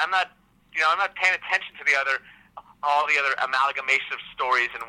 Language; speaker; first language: English; native; English